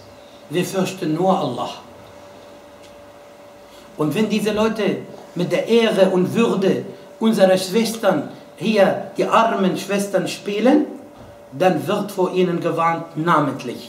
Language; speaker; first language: German; non-native, fluent; Arabic